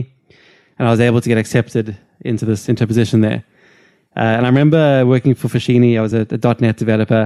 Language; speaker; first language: English; native; English